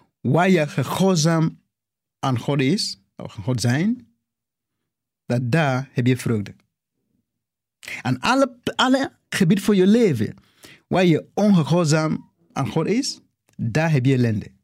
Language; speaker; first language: Dutch; non-native, fluent; English